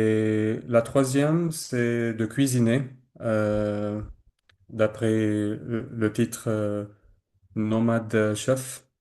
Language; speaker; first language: French; non-native, learner; Arabic